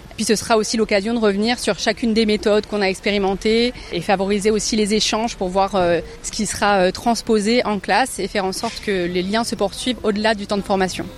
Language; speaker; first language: French; native; French